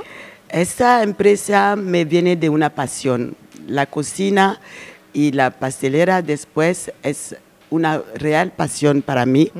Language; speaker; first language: Spanish; non-native, learner; French